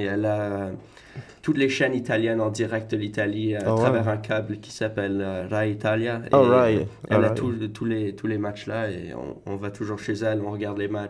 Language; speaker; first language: French; native; French